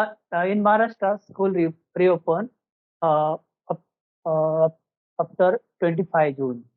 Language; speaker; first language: English; non-native, learner; Marathi